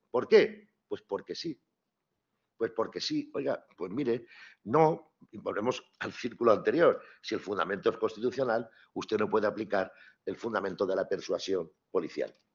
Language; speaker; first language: Spanish; native; Spanish